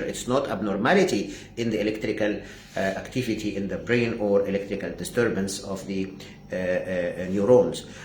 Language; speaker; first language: English; non-native, fluent; Arabic